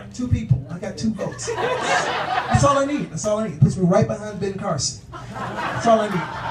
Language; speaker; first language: English; native; English